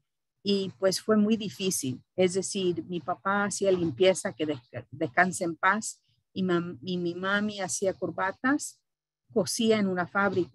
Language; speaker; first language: Spanish; early bilingual, heritage; Spanish